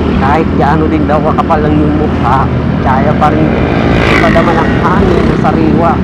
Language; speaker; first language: Filipino; non-native, local second language; Hiligaynon